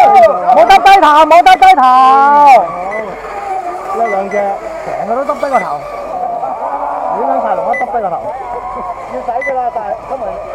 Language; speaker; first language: Cantonese; native; Cantonese